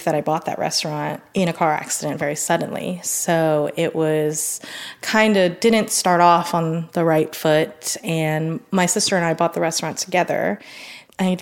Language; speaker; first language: English; native; English